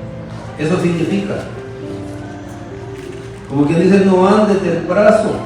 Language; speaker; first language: Spanish; native; Spanish